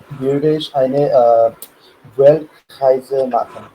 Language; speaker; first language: German; non-native, learner; Hindi